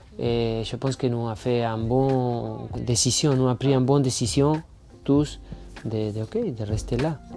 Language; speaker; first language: French; non-native, fluent; Spanish